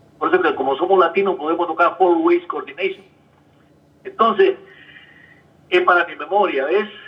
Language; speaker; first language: Spanish; native; Spanish